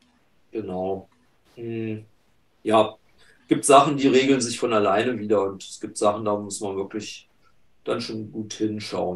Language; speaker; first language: German; native; German